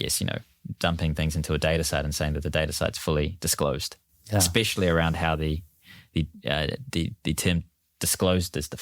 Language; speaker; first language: English; native; English